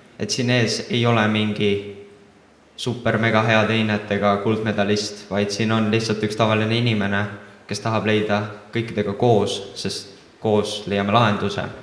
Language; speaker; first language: Estonian; native; Estonian